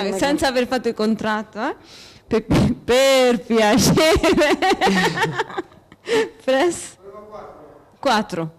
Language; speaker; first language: Italian; native; Italian